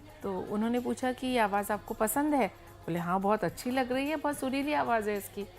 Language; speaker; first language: Hindi; native; Hindi